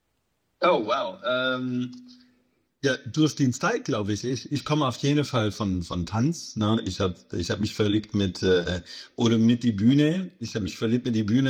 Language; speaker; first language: German; non-native, fluent; English